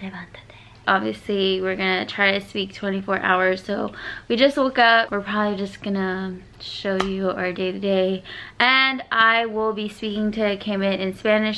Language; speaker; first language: English; early bilingual, other home language; Spanish